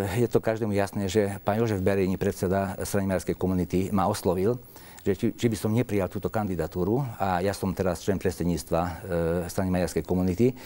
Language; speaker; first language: Slovak; non-native, local second language; Hungarian